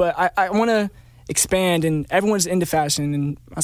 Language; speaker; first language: English; native; English